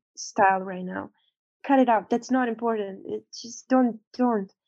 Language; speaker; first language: English; non-native, fluent; Romanian